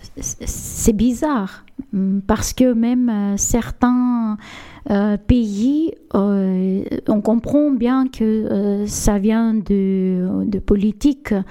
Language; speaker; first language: French; non-native, learner; Armenian